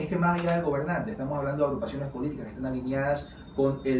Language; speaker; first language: Spanish; native; Spanish